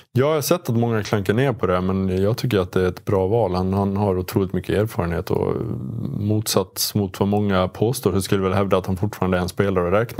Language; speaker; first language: Swedish; native; Swedish